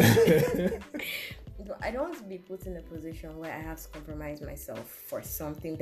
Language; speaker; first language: English; non-native, local second language; Igbo